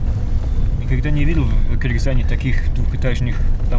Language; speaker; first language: Russian; non-native, fluent; English